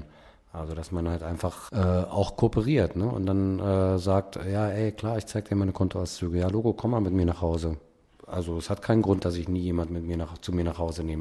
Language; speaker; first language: German; native; German